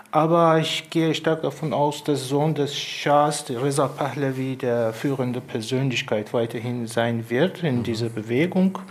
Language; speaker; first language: German; non-native, fluent; Persian